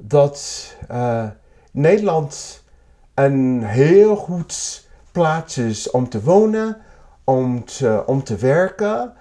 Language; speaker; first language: Dutch; non-native, learner; English